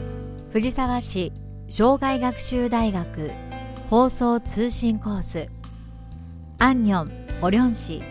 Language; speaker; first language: Japanese; native; Japanese